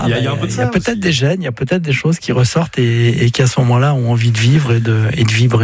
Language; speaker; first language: French; native; French